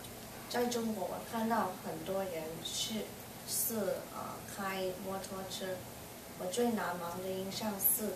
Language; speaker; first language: Chinese; early bilingual, heritage; Chinese